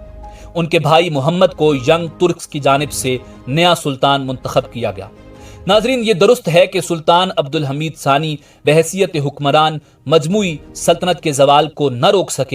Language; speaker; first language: Urdu; native; Urdu